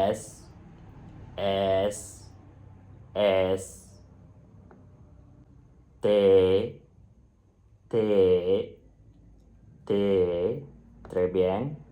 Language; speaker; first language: French; non-native, fluent; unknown